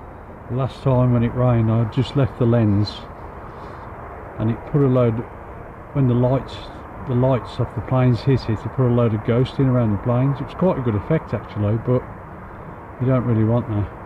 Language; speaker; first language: English; native; English